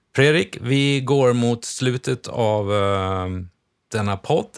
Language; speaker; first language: Swedish; native; Swedish